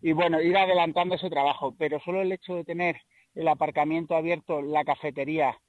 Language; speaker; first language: Spanish; native; Spanish